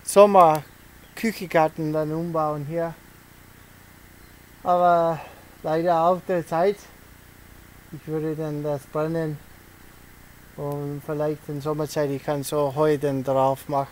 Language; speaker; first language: German; early bilingual, heritage; English